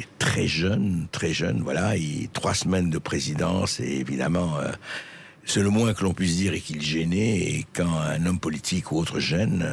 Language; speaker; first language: French; native; French